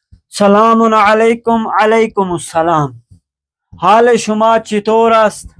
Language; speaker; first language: Persian; non-native, fluent; Urdu